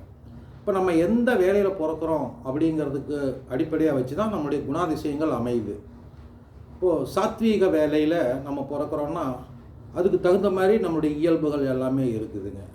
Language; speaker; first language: Tamil; native; Tamil